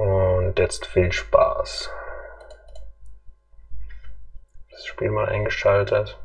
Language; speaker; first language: German; native; German